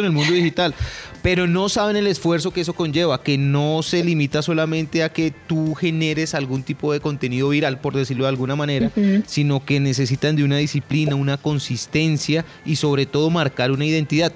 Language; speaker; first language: Spanish; native; Spanish